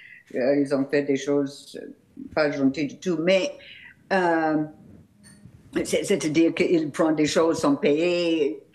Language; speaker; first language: French; non-native, fluent; English